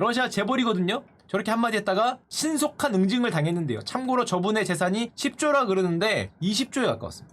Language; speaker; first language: Korean; native; Korean